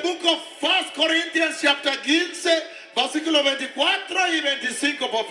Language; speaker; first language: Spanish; non-native, learner; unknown